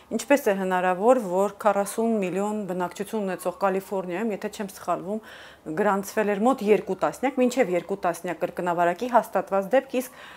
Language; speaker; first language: Armenian; native; Armenian